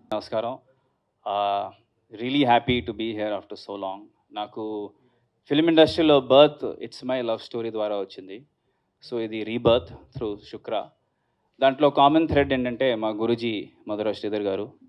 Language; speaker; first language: Telugu; native; Telugu